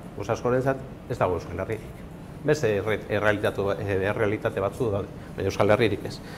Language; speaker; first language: Basque; native; Basque